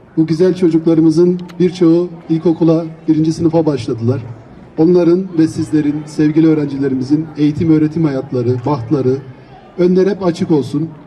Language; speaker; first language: Turkish; native; Turkish